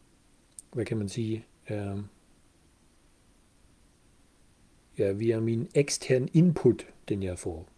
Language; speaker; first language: Danish; non-native, fluent; German